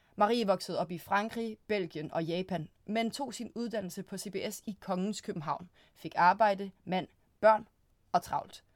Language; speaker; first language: Danish; native; Danish